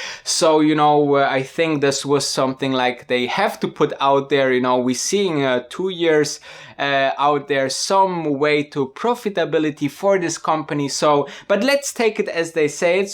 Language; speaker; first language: English; non-native, fluent; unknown